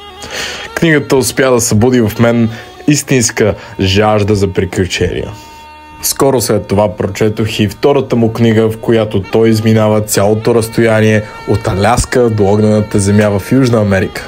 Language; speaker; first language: Bulgarian; native; Bulgarian